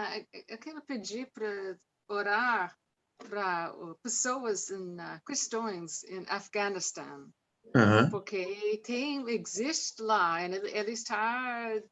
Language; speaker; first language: Portuguese; non-native, learner; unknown